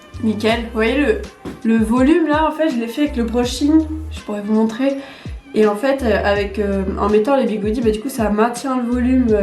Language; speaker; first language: French; native; French